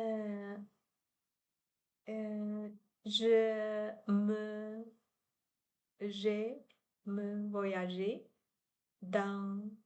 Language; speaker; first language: French; non-native, learner; Chinese